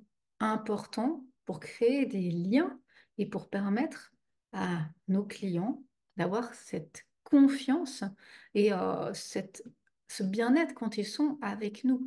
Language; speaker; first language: French; native; French